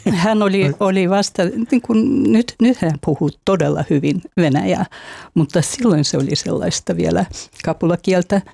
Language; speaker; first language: Finnish; non-native, fluent; Russian